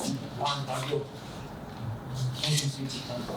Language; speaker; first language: Slovak; non-native, learner; Russian